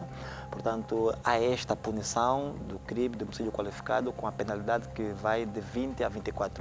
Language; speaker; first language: Portuguese; native; Portuguese